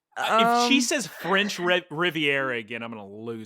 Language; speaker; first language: English; native; English